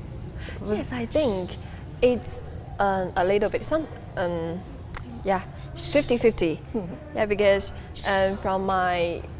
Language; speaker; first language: English; non-native, learner; Chinese